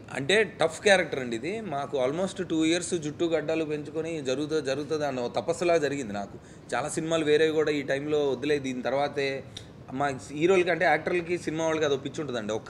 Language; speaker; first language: Telugu; native; Telugu